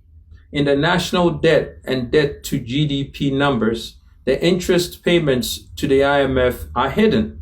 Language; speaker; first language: English; non-native, local second language; Akan